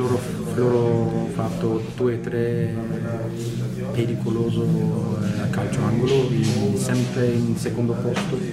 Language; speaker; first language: Italian; non-native, learner; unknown